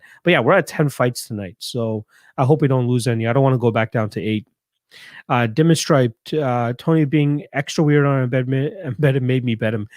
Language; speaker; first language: English; native; English